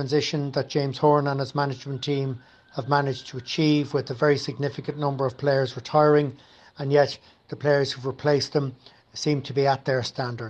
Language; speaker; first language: English; native; English